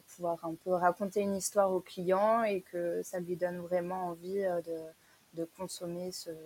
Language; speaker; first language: French; native; French